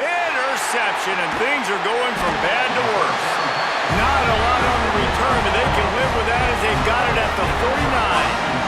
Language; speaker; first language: English; native; English